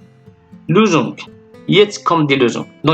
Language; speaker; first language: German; non-native, fluent; French